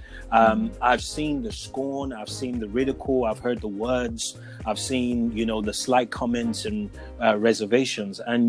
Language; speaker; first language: English; non-native, local second language; Yoruba